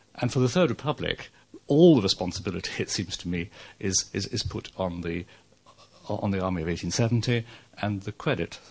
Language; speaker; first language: English; native; English